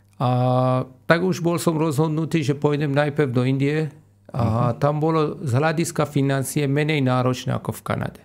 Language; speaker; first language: Slovak; non-native, fluent; Persian